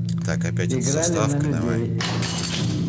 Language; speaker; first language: Russian; native; Russian